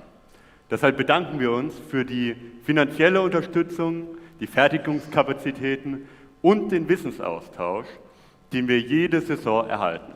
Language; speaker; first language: German; native; German